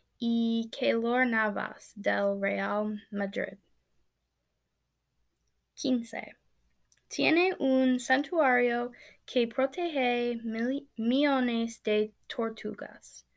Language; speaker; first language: Spanish; non-native, learner; English